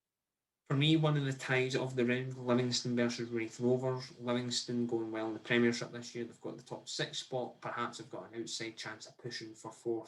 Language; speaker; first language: English; native; English